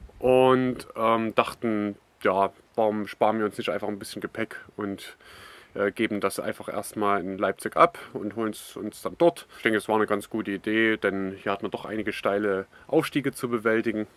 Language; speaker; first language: German; native; German